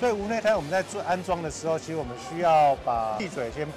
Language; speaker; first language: Chinese; native; Chinese